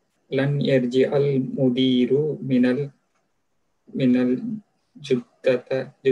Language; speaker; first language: Arabic; non-native, learner; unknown